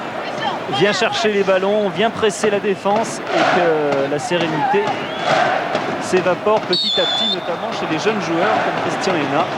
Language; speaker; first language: French; native; French